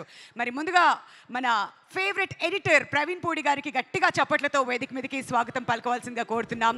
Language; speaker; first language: Telugu; native; Telugu